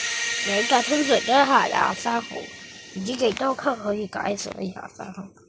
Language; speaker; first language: Cantonese; native; Cantonese